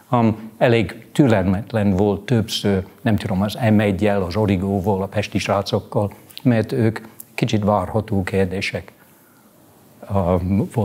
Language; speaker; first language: Hungarian; non-native, fluent; English